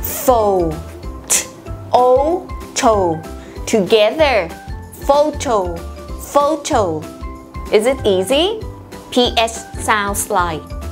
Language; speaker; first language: English; non-native, fluent; Thai